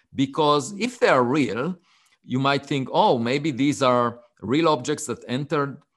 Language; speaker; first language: English; non-native, fluent; Hebrew